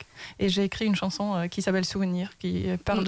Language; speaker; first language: French; early bilingual, heritage; Danish